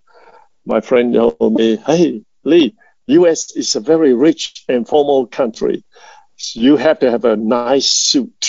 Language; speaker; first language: English; non-native, local second language; Cantonese